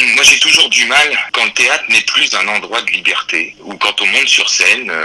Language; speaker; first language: French; native; French